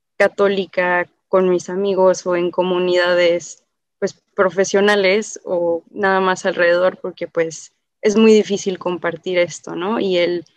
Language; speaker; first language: Spanish; native; Spanish